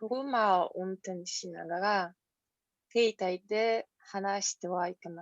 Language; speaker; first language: Japanese; non-native, learner; English